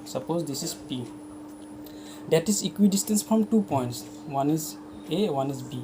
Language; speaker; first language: English; non-native, local second language; Hindi